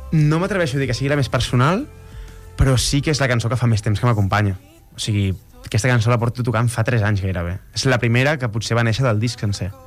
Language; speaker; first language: Catalan; native; Catalan